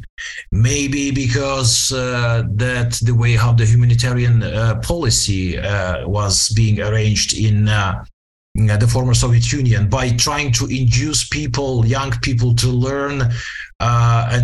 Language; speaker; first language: English; non-native, fluent; Ukrainian